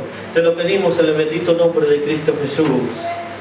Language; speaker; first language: Spanish; native; Spanish